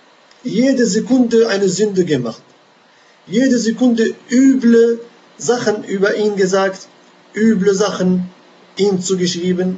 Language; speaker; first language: German; non-native, fluent; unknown